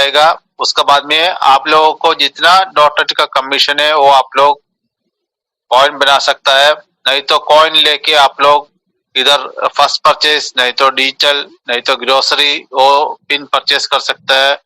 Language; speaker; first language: Hindi; non-native, local second language; Malayalam